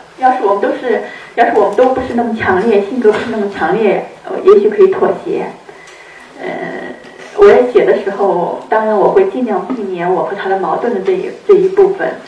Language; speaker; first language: Chinese; native; Chinese